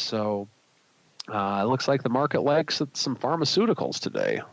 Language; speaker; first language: English; native; English